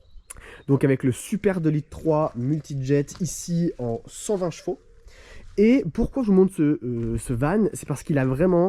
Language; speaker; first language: French; native; French